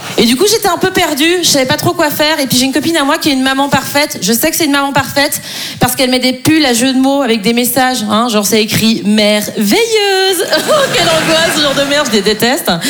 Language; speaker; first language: French; native; French